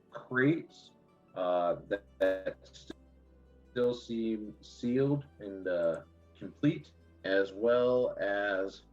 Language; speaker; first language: English; native; English